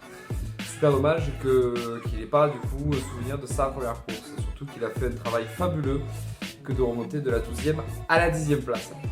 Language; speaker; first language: French; native; French